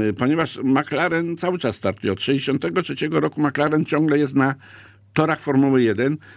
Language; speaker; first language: Polish; native; Polish